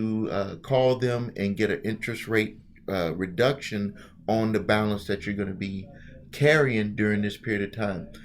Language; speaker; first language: English; native; English